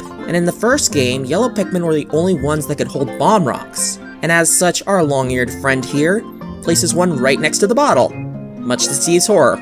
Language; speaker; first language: English; native; English